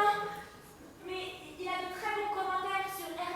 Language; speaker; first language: French; native; French